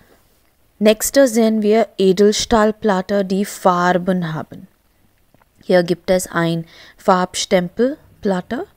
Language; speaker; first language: German; non-native, learner; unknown